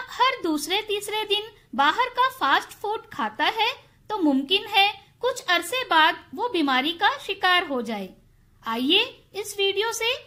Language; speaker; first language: Urdu; native; Urdu